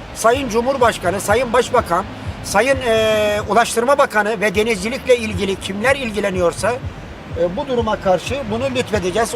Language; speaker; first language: Turkish; native; Turkish